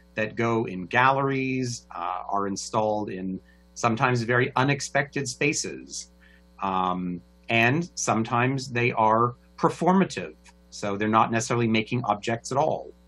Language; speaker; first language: English; native; English